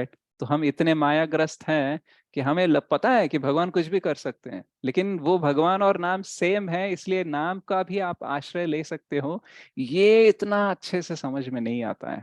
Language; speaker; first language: Hindi; native; Hindi